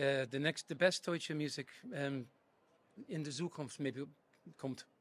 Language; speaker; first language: German; non-native, learner; English